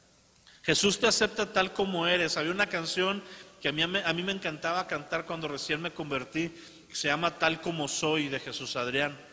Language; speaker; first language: Spanish; native; Spanish